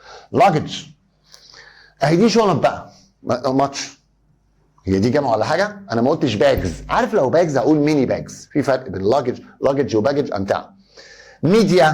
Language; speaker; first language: Arabic; native; Arabic